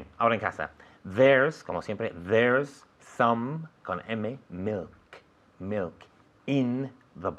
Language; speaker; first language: Spanish; non-native, fluent; English